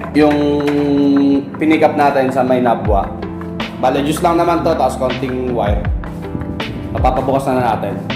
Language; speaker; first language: Filipino; non-native, local second language; Bikol